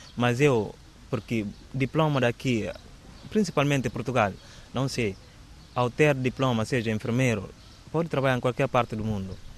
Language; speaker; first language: Portuguese; non-native, local second language; Upper Guinea Crioulo